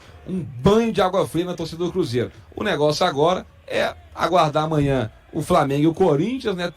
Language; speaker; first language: Portuguese; native; Portuguese